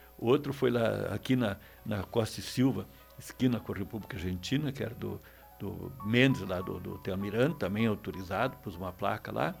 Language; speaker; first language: Portuguese; native; Portuguese